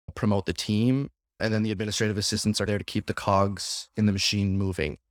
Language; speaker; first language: English; native; English